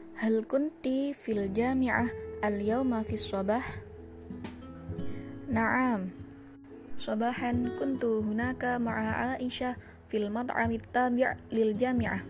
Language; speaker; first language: Arabic; non-native, learner; Indonesian